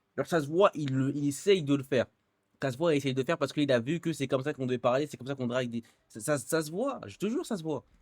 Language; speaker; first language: French; native; French